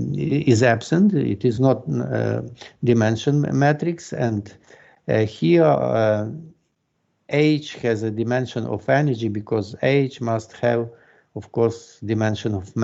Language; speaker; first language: English; non-native, fluent; Ukrainian